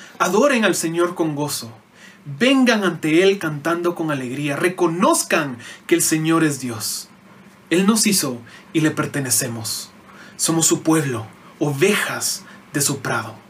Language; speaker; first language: Spanish; native; Spanish